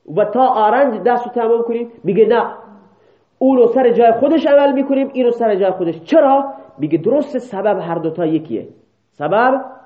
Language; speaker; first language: Persian; non-native, local second language; Baluchi